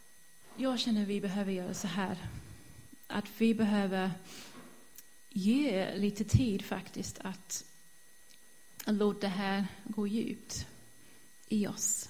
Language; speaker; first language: Swedish; non-native, fluent; English